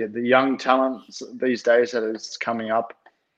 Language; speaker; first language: English; native; English